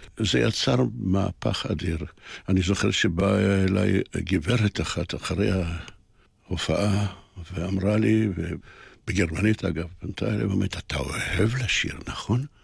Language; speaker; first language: Hebrew; early bilingual, other home language; Polish